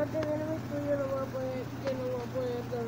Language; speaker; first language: Spanish; native; Spanish